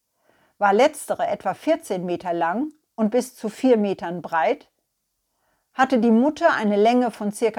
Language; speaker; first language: German; native; German